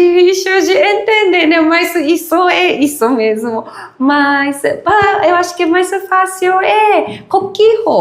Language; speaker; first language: Portuguese; non-native, learner; Japanese